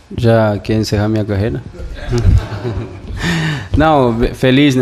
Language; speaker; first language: Portuguese; non-native, fluent; Spanish